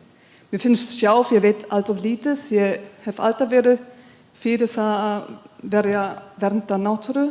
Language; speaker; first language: Icelandic; non-native, learner; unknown